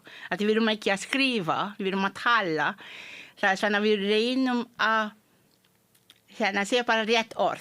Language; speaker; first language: Icelandic; non-native, fluent; Malay